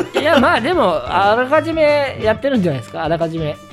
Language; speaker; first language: Japanese; native; Japanese